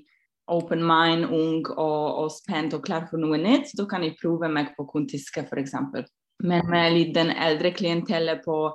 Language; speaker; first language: Norwegian; non-native, fluent; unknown